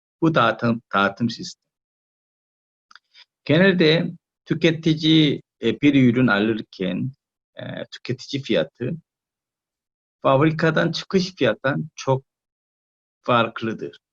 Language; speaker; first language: Turkish; non-native, learner; Korean